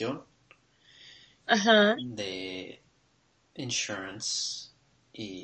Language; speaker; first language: Spanish; non-native, learner; English